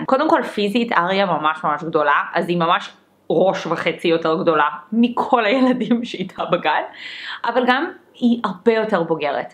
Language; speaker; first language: Hebrew; early bilingual, other home language; English